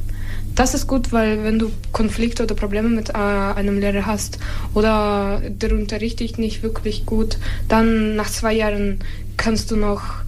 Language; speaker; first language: German; non-native, fluent; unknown